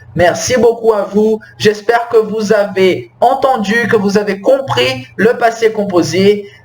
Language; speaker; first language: French; non-native, fluent; Portuguese